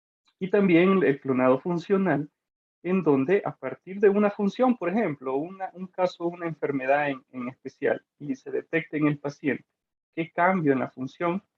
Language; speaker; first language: Spanish; native; Spanish